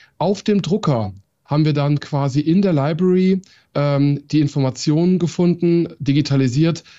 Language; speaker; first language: German; early bilingual, other home language; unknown